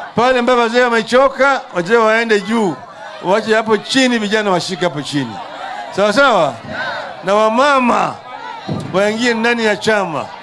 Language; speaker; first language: Swahili; non-native, local second language; Luo (Kenya and Tanzania)